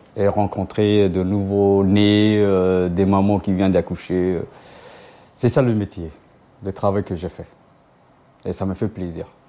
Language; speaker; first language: French; non-native, local second language; Somali